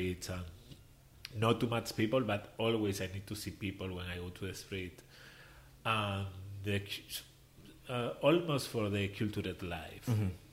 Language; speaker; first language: English; non-native, learner; Spanish